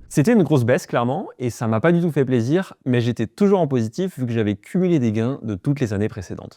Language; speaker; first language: French; native; French